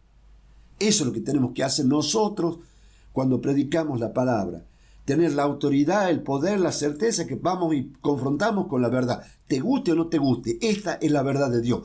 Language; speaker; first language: Spanish; native; Spanish